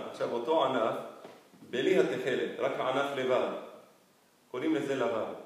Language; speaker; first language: Hebrew; non-native, fluent; Spanish